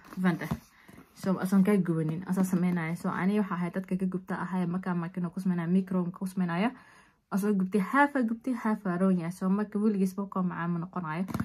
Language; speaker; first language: Somali; early bilingual, heritage; Somali